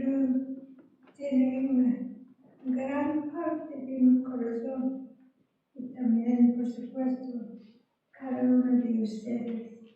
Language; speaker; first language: Spanish; non-native, fluent; English